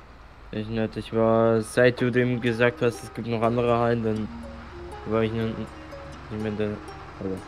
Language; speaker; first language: German; native; German